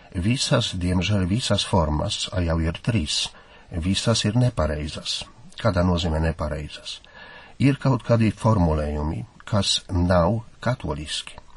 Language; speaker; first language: Latvian; non-native, fluent; Polish